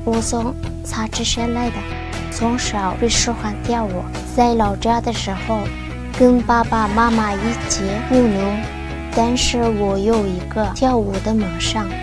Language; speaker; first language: Chinese; non-native, local second language; Uyghur